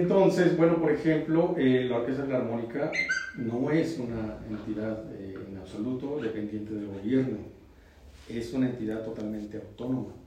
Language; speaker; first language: Spanish; native; Spanish